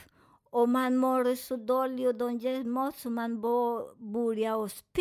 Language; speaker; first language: Swedish; non-native, learner; Spanish